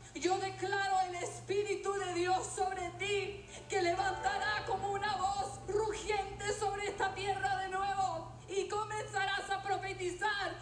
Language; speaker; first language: Spanish; native; Spanish